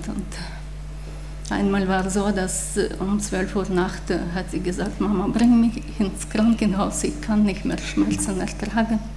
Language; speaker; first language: German; non-native, fluent; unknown